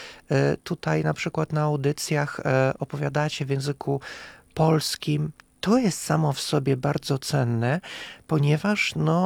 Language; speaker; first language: Polish; non-native, fluent; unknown